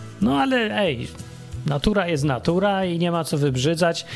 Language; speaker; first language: Polish; native; Polish